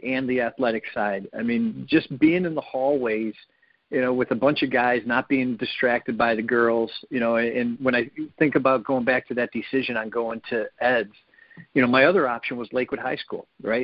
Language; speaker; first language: English; native; English